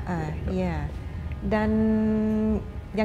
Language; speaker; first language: Indonesian; non-native, fluent; English